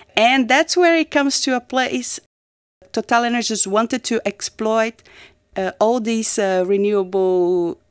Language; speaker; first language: English; non-native, fluent; Portuguese